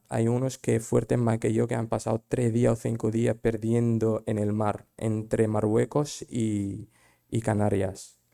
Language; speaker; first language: Spanish; non-native, fluent; Arabic